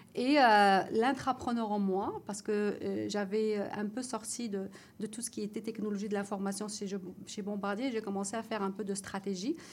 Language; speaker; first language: French; non-native, local second language; Arabic